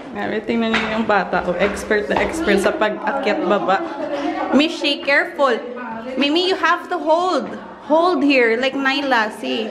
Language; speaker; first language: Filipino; non-native, local second language; Hiligaynon